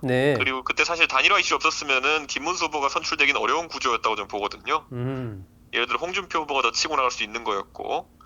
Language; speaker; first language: Korean; native; Korean